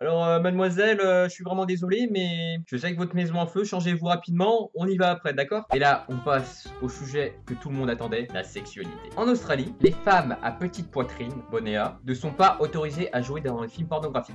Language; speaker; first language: French; native; French